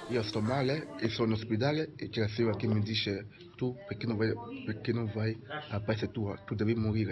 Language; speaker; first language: Italian; non-native, learner; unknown